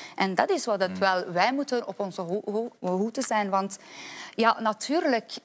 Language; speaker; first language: Dutch; non-native, fluent; Persian